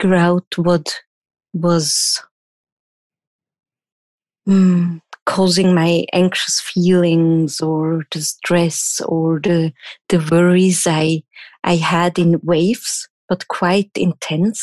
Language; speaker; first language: English; non-native, fluent; German